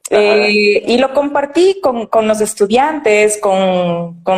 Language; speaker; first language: Spanish; native; Spanish